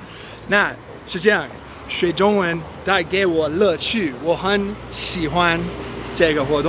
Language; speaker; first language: Chinese; non-native, learner; English